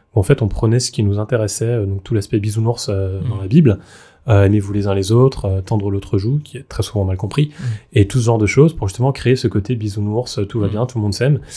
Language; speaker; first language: French; native; French